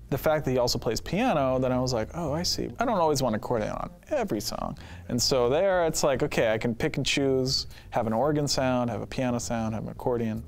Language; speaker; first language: English; native; English